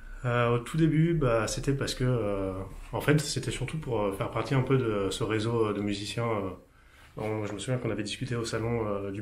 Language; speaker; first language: French; native; French